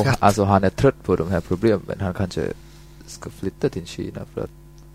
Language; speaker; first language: Swedish; non-native, fluent; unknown